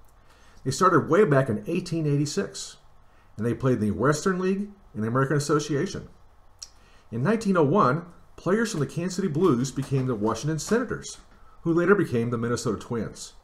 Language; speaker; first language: English; native; English